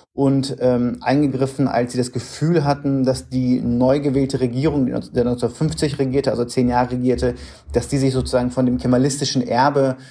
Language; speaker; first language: German; native; German